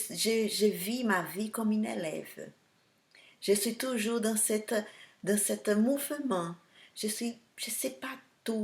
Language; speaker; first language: French; non-native, fluent; Portuguese